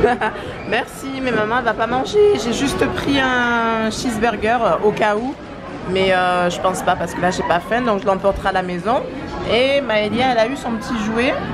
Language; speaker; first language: French; native; French